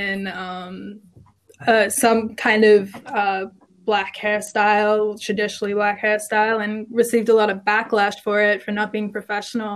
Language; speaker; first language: English; native; English